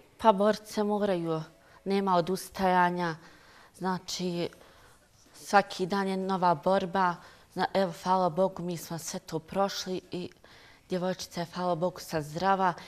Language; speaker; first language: Bosnian; native; Bosnian